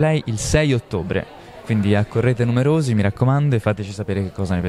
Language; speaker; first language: Italian; native; Italian